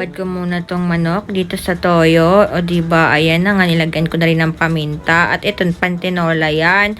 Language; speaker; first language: Filipino; non-native, local second language; Bikol